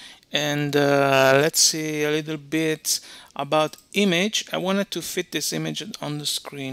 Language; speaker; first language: English; non-native, fluent; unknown